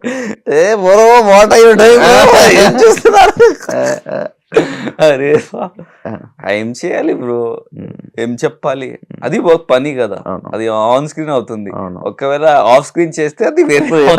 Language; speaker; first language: Telugu; non-native, learner; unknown